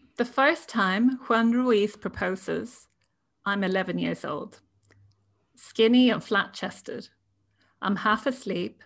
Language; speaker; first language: English; native; English